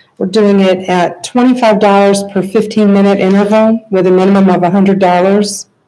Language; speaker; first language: English; native; English